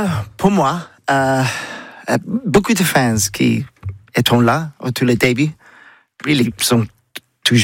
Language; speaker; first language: French; non-native, learner; English